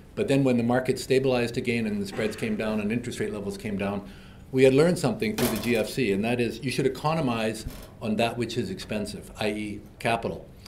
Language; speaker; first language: English; native; English